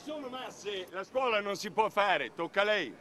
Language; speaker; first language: Italian; native; Italian